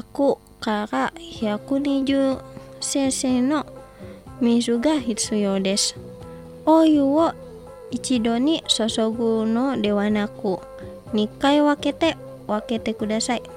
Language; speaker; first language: Japanese; non-native, fluent; Indonesian